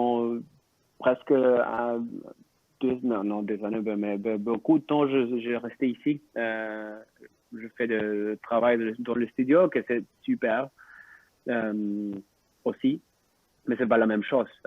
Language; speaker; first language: French; non-native, local second language; Spanish